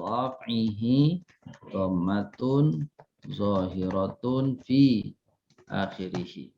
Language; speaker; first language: Arabic; non-native, fluent; Indonesian